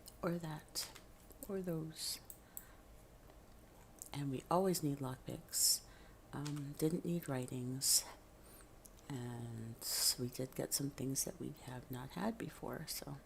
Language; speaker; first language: English; native; English